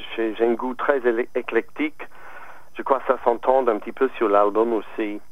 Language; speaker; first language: French; non-native, fluent; English